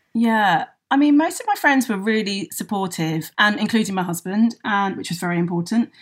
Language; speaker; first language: English; native; English